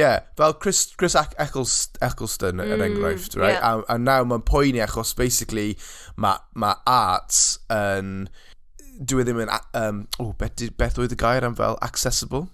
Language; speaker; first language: Welsh; non-native, local second language; English